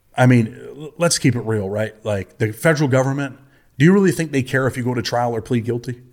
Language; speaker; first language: English; native; English